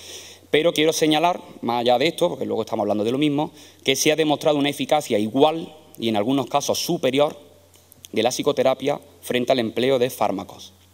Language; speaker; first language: Spanish; native; Spanish